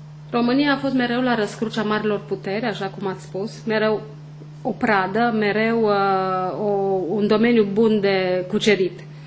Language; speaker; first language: Romanian; native; Romanian